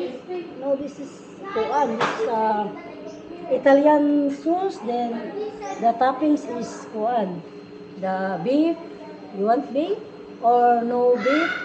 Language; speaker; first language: English; non-native, local second language; Cebuano